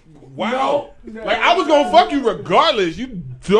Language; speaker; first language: English; native; English